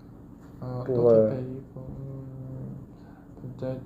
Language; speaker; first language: French; non-native, learner; Chinese